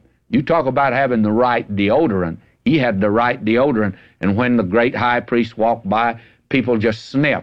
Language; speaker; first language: English; native; English